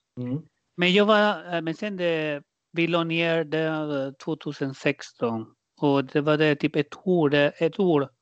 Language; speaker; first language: Swedish; non-native, fluent; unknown